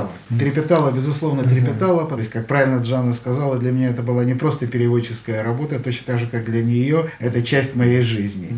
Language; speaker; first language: Russian; native; Russian